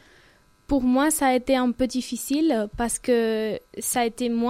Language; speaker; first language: French; non-native, fluent; Spanish